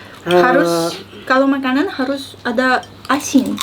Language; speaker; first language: Indonesian; non-native, learner; Uzbek